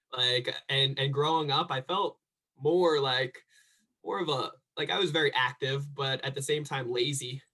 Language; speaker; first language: English; native; English